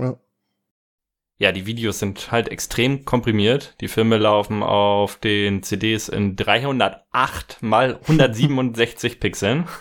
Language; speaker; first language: German; native; German